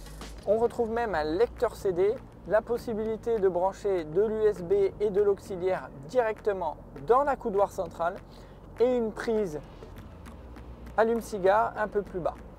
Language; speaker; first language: French; native; French